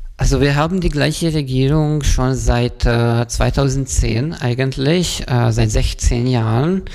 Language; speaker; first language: German; non-native, fluent; Hungarian